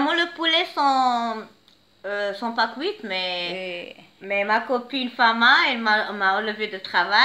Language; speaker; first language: French; non-native, fluent; Arabic